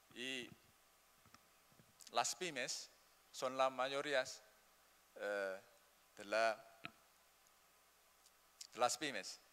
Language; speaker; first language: Spanish; non-native, learner; Indonesian